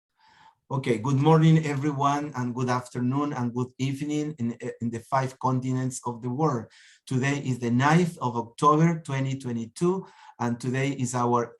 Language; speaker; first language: English; non-native, fluent; Spanish